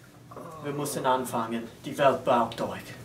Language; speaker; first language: German; non-native, learner; English